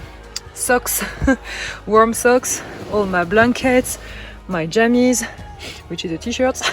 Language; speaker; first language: English; non-native, fluent; French